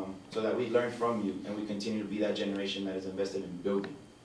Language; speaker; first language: English; early bilingual, other home language; Spanish